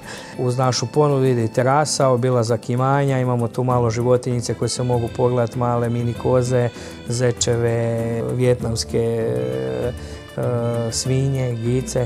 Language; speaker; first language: Croatian; native; Croatian